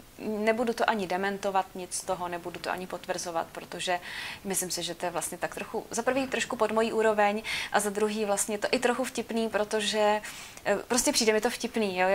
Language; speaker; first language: Czech; native; Czech